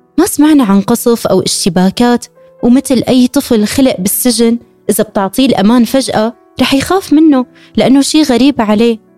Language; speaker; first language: Arabic; native; Arabic